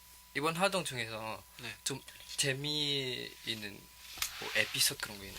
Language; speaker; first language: Korean; non-native, fluent; Indonesian